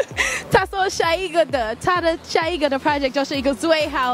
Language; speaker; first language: Chinese; non-native, learner; English